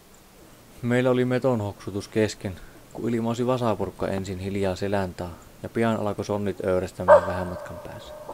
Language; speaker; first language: Finnish; native; Finnish